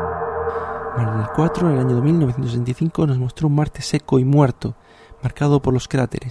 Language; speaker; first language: Spanish; native; Spanish